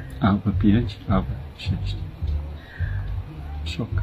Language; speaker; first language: Polish; non-native, learner; English